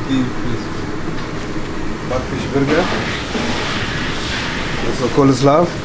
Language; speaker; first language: German; non-native, learner; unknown